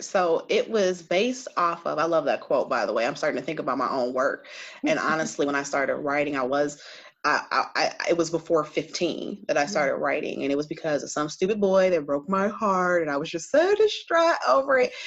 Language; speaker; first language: English; native; English